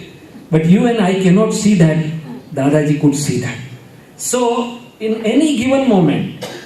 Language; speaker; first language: English; non-native, local second language; Gujarati